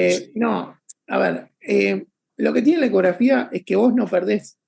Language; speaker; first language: Spanish; native; Spanish